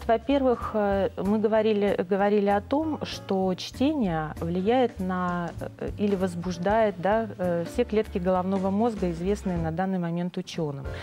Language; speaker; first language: Russian; native; Russian